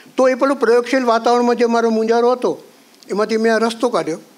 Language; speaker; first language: Gujarati; native; Gujarati